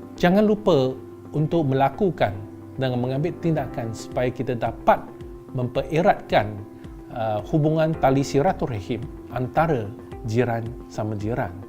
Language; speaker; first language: Malay; non-native, local second language; Chinese